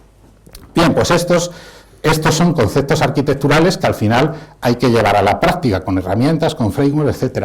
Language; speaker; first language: Spanish; native; Spanish